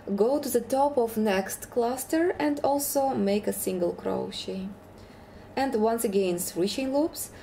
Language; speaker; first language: English; non-native, fluent; Ukrainian